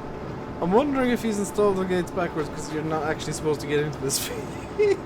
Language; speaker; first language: English; native; English